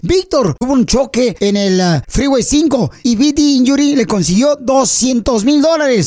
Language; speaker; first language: Spanish; native; Spanish